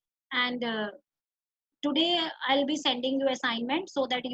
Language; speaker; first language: English; non-native, local second language; Hindi